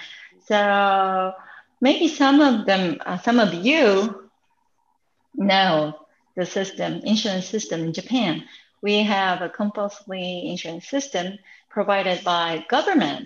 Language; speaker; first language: English; non-native, fluent; Japanese